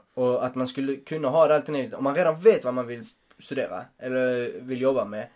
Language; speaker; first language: Swedish; native; Swedish